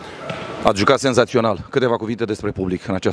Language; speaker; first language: Romanian; native; Romanian